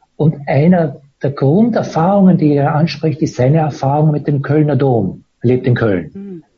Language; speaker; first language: German; native; German